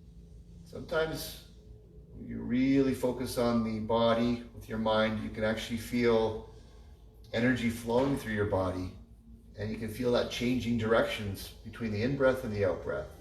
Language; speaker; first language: English; native; English